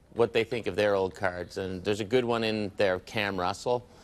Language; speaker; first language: English; native; English